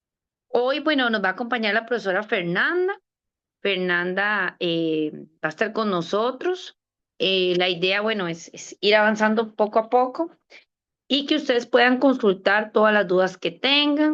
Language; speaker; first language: Spanish; native; Spanish